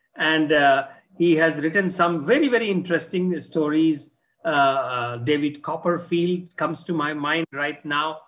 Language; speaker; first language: English; non-native, local second language; Hindi